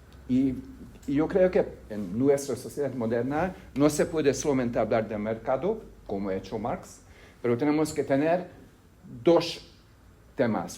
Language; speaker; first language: Spanish; non-native, fluent; Hungarian